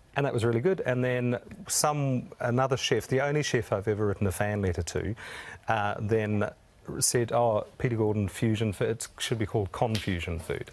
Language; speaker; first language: English; native; English